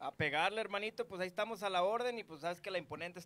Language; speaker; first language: Spanish; native; Spanish